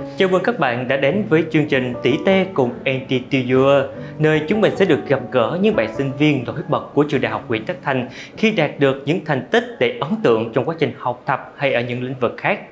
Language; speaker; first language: Vietnamese; native; Vietnamese